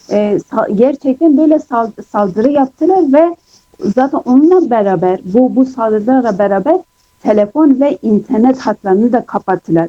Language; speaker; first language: Turkish; non-native, fluent; Kurdish